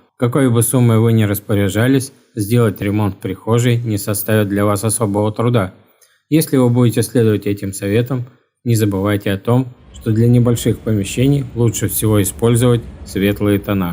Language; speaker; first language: Russian; native; Russian